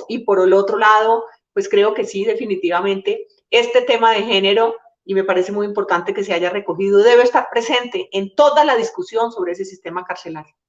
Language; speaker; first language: Spanish; native; Spanish